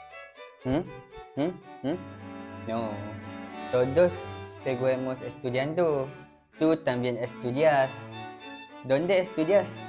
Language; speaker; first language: Spanish; non-native, learner; Malay